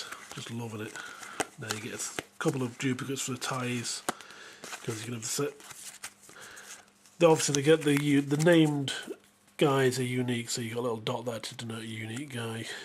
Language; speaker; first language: English; native; English